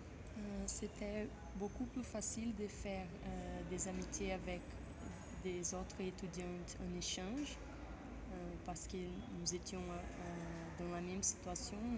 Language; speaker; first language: French; non-native, fluent; Portuguese